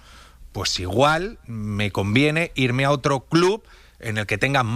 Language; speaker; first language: Spanish; native; Spanish